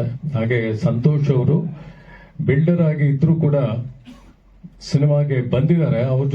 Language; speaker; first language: Kannada; native; Kannada